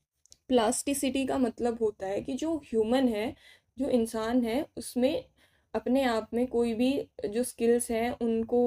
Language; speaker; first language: Hindi; native; Hindi